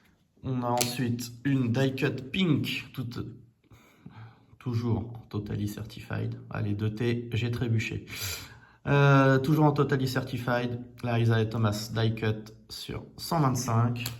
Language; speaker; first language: French; native; French